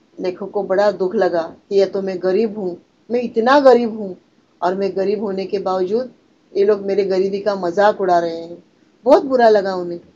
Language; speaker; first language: Hindi; non-native, local second language; Marathi